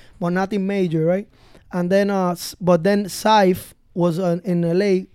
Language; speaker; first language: English; early bilingual, other home language; Spanish